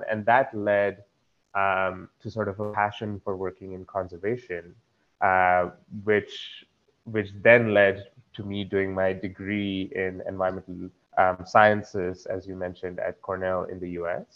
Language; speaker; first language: English; non-native, local second language; Marathi